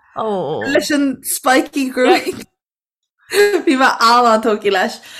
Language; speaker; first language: Irish; native; Irish